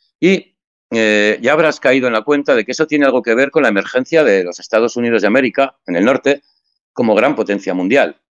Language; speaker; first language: Spanish; native; Spanish